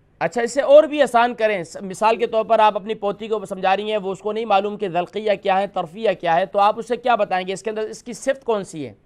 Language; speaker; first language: Urdu; native; Urdu